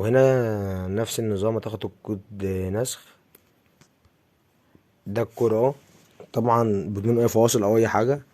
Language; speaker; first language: Arabic; native; Arabic